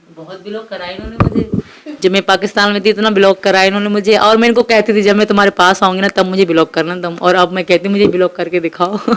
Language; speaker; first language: Urdu; non-native, local second language; Sindhi